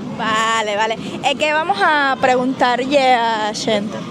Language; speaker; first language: Galician; non-native, learner; Spanish